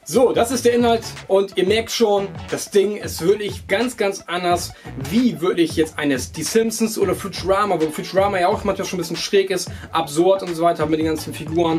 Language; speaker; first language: German; native; German